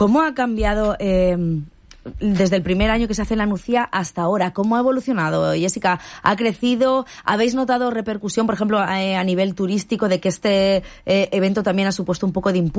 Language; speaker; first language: Spanish; native; Spanish